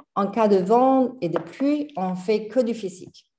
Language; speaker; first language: French; non-native, fluent; Chinese